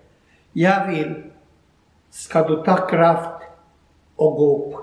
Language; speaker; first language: Swedish; non-native, learner; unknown